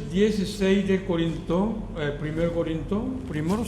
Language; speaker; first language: Spanish; non-native, learner; Korean